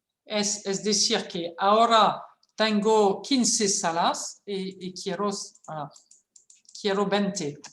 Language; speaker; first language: Spanish; non-native, fluent; French